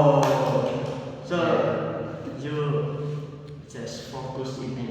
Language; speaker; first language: English; non-native, learner; Indonesian